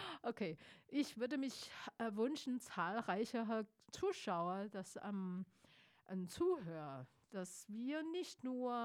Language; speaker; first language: German; non-native, fluent; Chinese